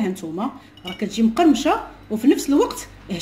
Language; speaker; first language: Arabic; native; Arabic